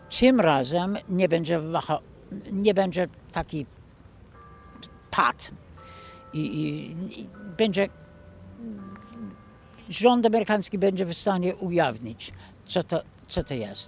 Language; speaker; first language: Polish; non-native, fluent; English